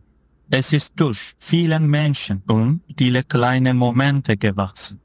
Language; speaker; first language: German; non-native, fluent; Turkish